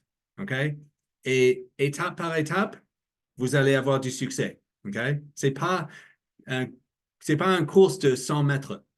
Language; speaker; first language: French; non-native, learner; English